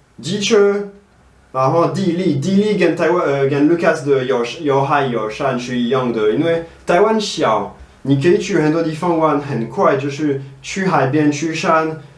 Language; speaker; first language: Chinese; non-native, fluent; French